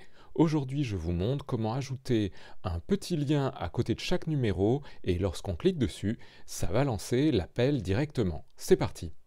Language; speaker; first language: French; native; French